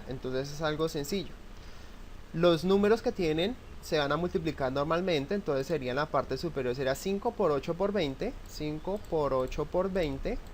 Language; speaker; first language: Spanish; native; Spanish